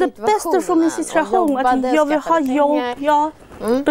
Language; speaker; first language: Swedish; non-native, fluent; Chinese